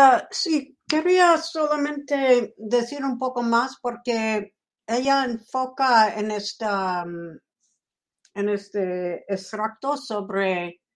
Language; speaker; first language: Spanish; non-native, fluent; English